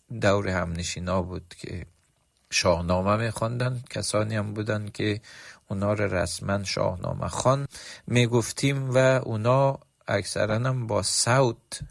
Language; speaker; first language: Persian; native; Persian